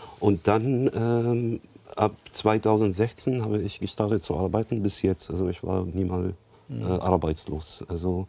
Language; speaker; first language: German; non-native, learner; Arabic